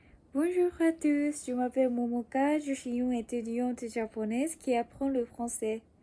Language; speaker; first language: French; non-native, learner; Japanese